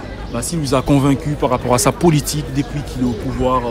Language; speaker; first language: French; native; French